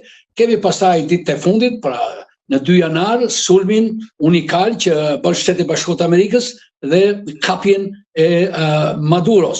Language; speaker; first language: Albanian; native; Albanian